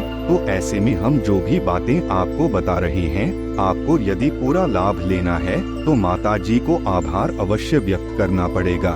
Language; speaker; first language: Hindi; native; Hindi